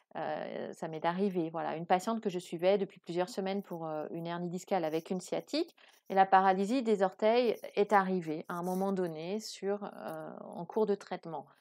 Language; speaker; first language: French; native; French